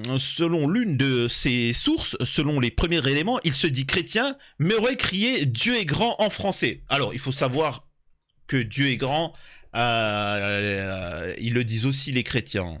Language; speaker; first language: French; early bilingual, other home language; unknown